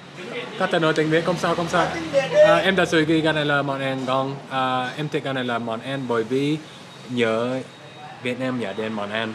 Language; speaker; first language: Vietnamese; non-native, learner; English